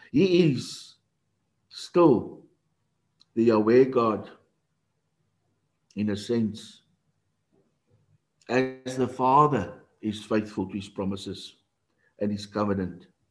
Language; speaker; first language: English; non-native, local second language; Afrikaans